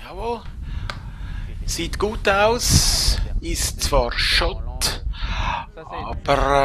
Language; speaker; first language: German; native; German